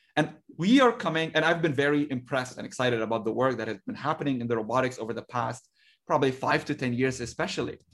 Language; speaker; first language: English; non-native, fluent; Arabic